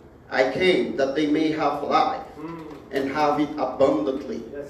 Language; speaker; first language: English; non-native, fluent; Haitian Creole